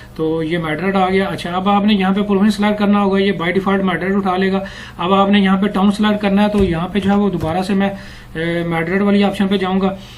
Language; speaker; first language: Urdu; non-native, local second language; Punjabi